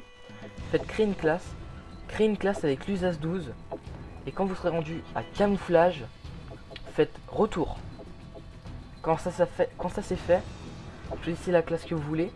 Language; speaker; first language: French; native; French